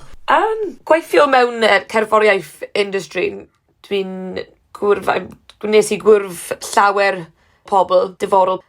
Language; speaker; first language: Welsh; non-native, learner; English